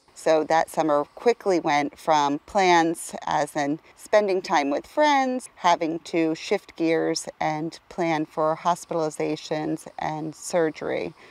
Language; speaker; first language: English; native; English